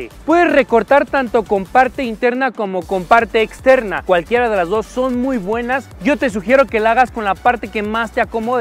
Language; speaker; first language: Spanish; native; Spanish